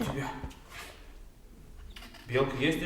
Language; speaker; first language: Russian; native; Russian